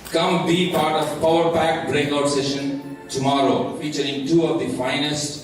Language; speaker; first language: English; non-native, local second language; Telugu